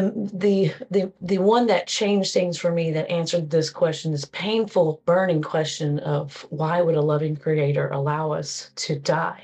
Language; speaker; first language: English; native; English